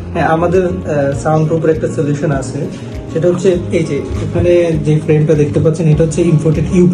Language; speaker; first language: Bangla; native; Bangla